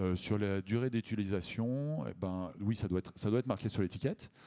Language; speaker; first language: French; native; French